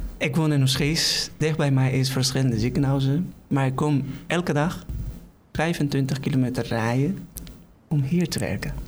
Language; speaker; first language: Dutch; non-native, fluent; Persian